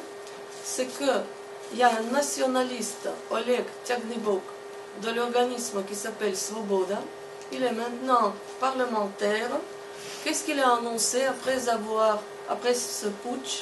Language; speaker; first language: French; non-native, fluent; Russian